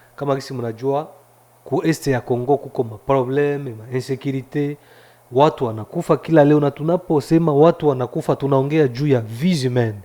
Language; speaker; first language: Swahili; native; Swahili